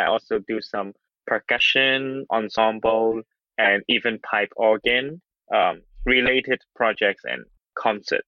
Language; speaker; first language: English; non-native, local second language; Cantonese